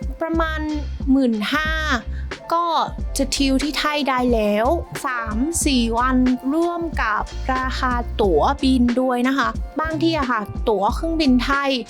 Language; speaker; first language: Thai; non-native, fluent; Vietnamese